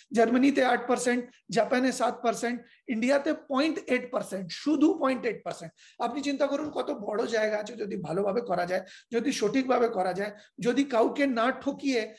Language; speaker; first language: Bangla; non-native, fluent; Hindi